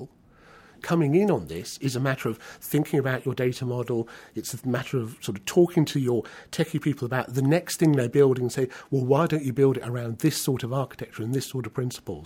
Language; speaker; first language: English; native; English